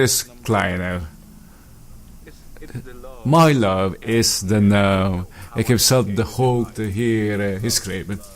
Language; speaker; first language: Dutch; non-native, fluent; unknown